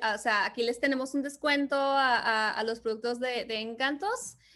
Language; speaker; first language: Spanish; early bilingual, other home language; English